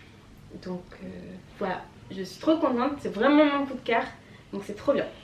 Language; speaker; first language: French; native; French